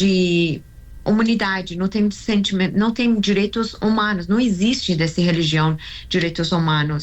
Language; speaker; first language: Portuguese; non-native, learner; Persian